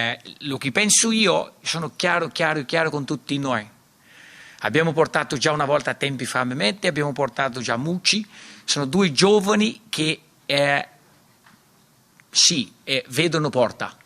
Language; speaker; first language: Italian; non-native, fluent; Portuguese